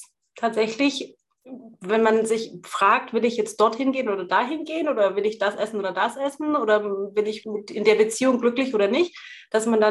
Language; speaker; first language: German; native; German